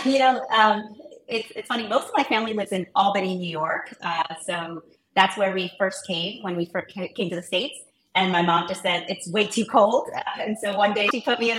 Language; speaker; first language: English; early bilingual, other home language; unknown